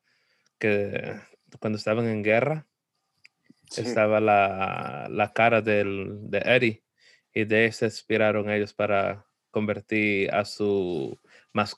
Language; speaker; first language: Spanish; early bilingual, heritage; Spanish